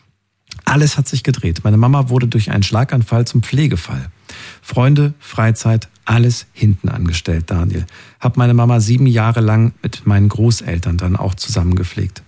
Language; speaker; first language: German; native; German